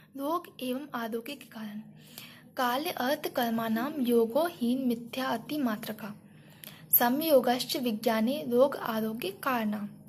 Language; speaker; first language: Hindi; native; Hindi